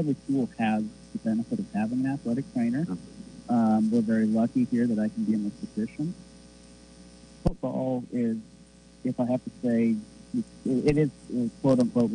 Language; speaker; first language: English; native; English